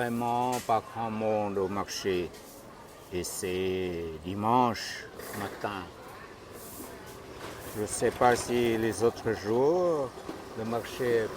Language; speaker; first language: French; non-native, fluent; Vietnamese